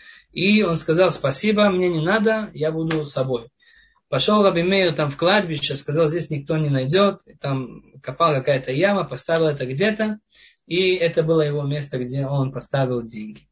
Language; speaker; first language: Russian; non-native, fluent; Hebrew